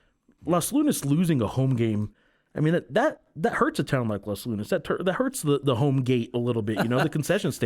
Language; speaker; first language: English; native; English